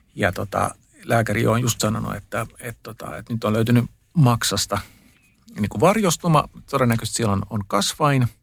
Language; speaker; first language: Finnish; early bilingual, heritage; Finnish